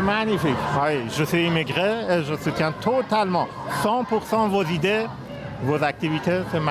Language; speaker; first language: French; non-native, fluent; Persian